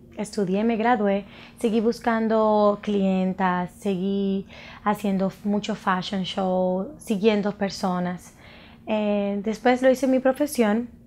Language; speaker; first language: Spanish; native; Spanish